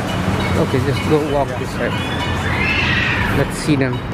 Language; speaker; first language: English; non-native, local second language; Hindi